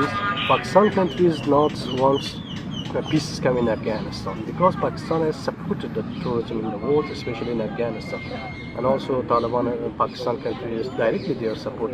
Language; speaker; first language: English; non-native, learner; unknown